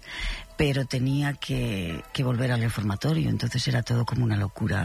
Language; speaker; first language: Spanish; native; Spanish